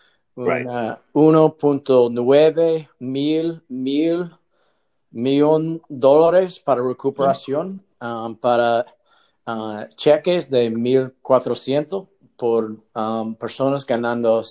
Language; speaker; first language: Spanish; non-native, learner; English